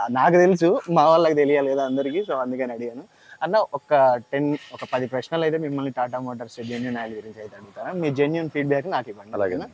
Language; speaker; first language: Telugu; native; Telugu